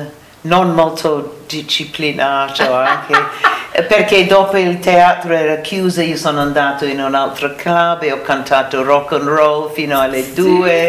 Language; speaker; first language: Italian; non-native, learner; English